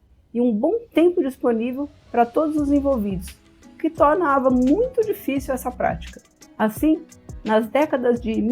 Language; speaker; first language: Portuguese; native; Portuguese